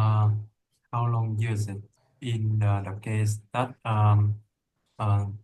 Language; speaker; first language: English; non-native, learner; Vietnamese